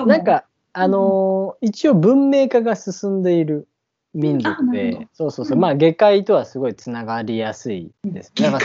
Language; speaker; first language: Japanese; native; Japanese